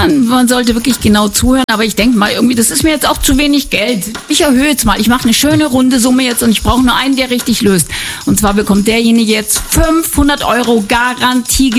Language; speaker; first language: German; native; German